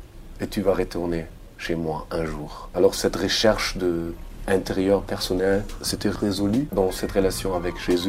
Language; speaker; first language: French; non-native, fluent; German